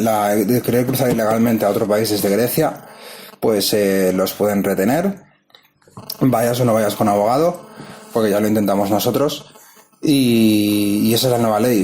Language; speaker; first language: Spanish; native; Spanish